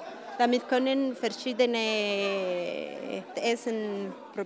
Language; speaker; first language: German; non-native, learner; Spanish